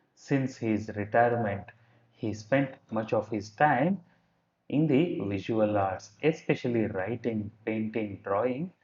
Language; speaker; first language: English; non-native, local second language; Kannada